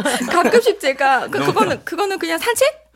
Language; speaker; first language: Korean; native; Korean